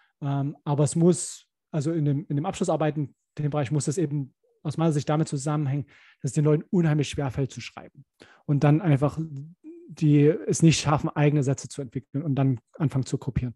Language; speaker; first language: German; native; German